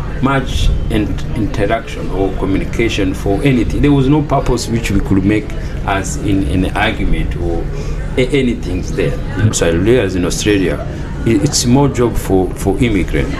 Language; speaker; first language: English; non-native, local second language; Kinyarwanda